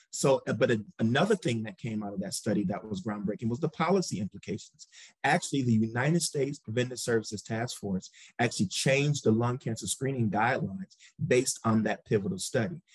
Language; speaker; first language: English; native; English